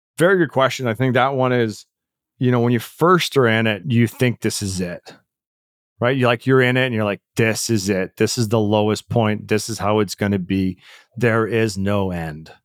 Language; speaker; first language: English; early bilingual, other home language; Czech